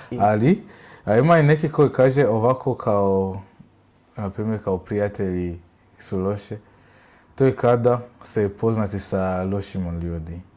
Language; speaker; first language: Bosnian; non-native, learner; Swahili